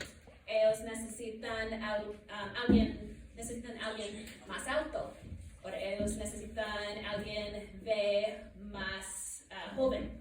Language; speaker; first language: Spanish; non-native, learner; English